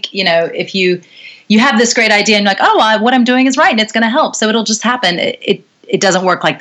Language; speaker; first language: English; native; English